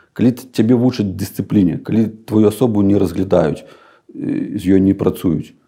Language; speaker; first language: Belarusian; non-native, local second language; Russian